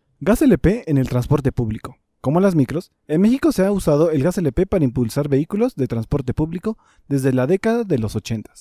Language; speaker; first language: Spanish; native; Spanish